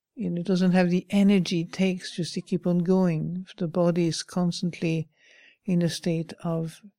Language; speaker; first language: English; non-native, fluent; French